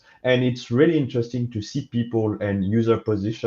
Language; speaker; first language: English; non-native, fluent; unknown